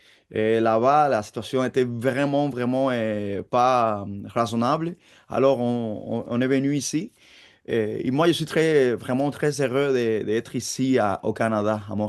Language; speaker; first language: French; non-native, fluent; Spanish